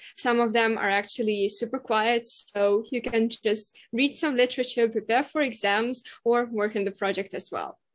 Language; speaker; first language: English; non-native, fluent; Russian